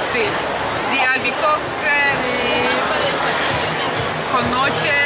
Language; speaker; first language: Italian; non-native, learner; Turkish